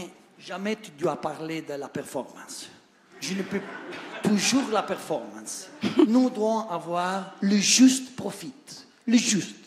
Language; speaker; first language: French; non-native, learner; Italian